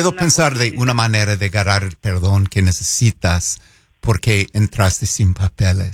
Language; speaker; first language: Spanish; non-native, fluent; English